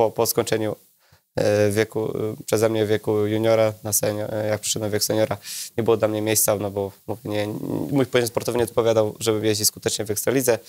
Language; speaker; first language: Polish; native; Polish